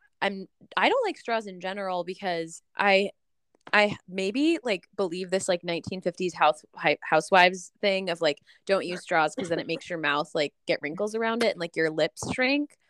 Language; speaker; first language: English; native; English